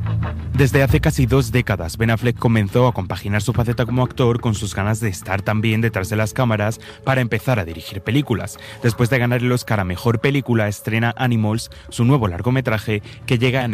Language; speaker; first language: Spanish; native; Spanish